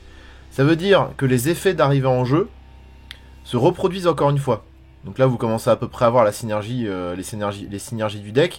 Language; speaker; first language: French; native; French